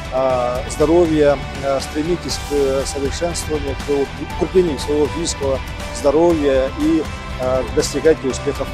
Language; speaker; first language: Russian; native; Russian